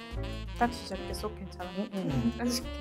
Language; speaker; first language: Korean; non-native, learner; Russian